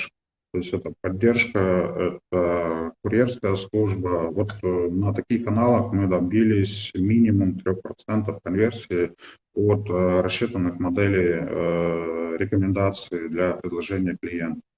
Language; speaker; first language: Russian; native; Russian